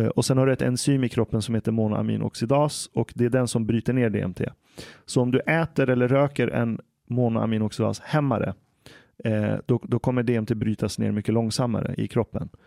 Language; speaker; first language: Swedish; early bilingual, other home language; Persian